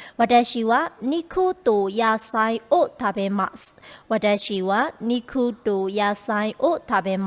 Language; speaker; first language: Japanese; non-native, fluent; Burmese